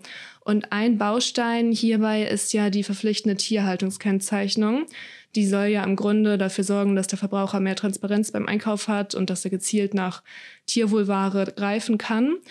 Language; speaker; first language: German; native; German